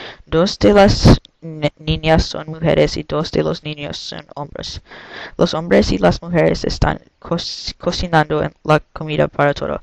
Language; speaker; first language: Spanish; non-native, learner; English